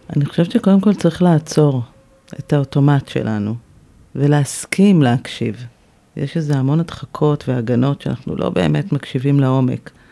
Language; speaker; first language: Hebrew; native; Hebrew